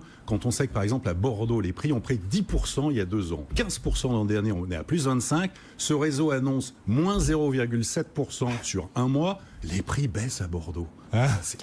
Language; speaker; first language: French; native; French